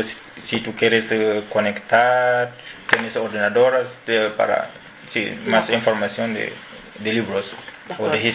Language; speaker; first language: Spanish; non-native, learner; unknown